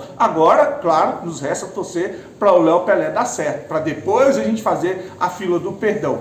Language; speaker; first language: Portuguese; native; Portuguese